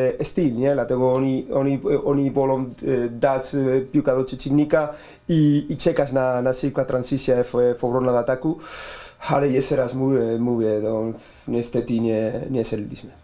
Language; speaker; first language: Polish; non-native, learner; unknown